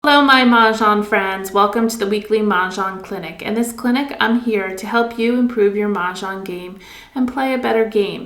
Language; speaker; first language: English; native; English